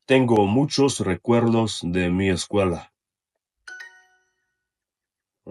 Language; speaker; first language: Spanish; non-native, learner; Russian